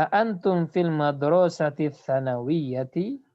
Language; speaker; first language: Arabic; non-native, fluent; Indonesian